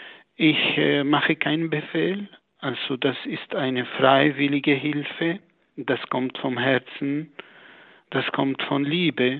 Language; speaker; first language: German; non-native, fluent; Arabic